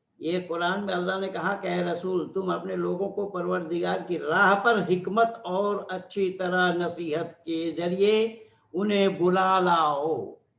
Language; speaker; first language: Hindi; non-native, local second language; Bangla